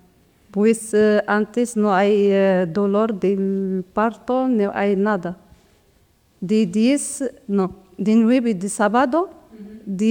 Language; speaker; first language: Spanish; non-native, learner; Arabic